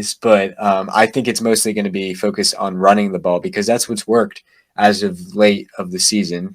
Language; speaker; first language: English; native; English